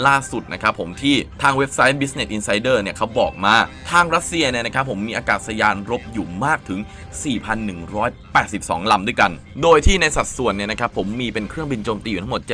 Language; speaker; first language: Thai; native; Thai